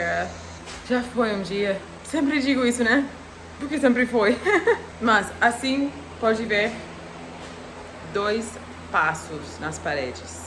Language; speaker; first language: Portuguese; non-native, fluent; English